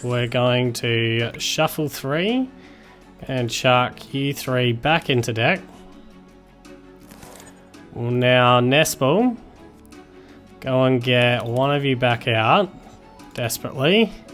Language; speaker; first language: English; native; English